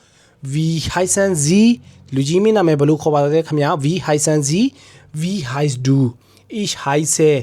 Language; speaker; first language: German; non-native, fluent; Burmese